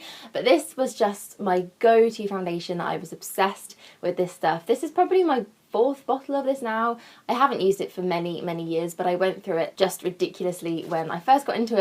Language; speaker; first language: English; native; English